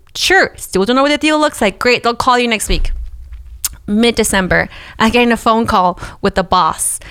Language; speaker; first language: English; early bilingual, other home language; Spanish